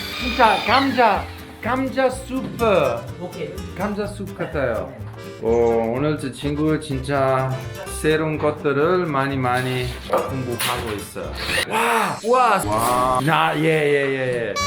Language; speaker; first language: Korean; non-native, learner; Italian